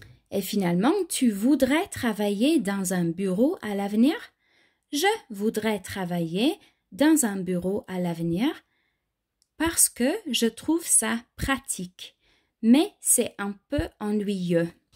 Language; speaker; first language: French; non-native, fluent; English